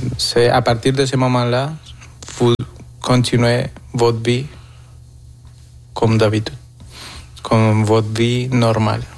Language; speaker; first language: French; non-native, fluent; Spanish